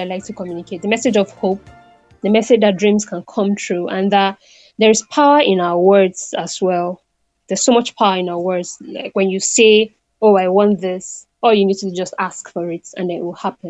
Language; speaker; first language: English; non-native, local second language; Igbo